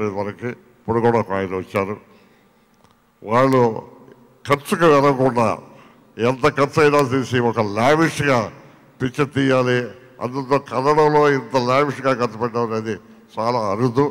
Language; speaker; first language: Telugu; native; Telugu